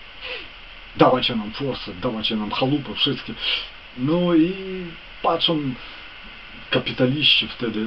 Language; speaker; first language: Polish; non-native, fluent; Ukrainian